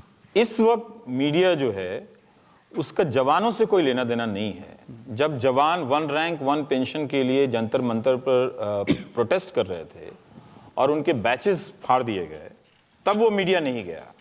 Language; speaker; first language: Hindi; native; Hindi